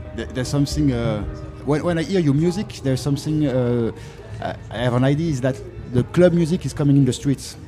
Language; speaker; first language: English; non-native, learner; French